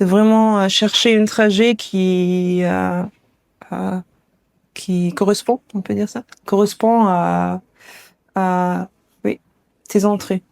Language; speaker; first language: French; non-native, learner; German